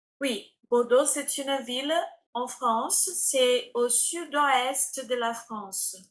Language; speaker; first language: French; non-native, fluent; Portuguese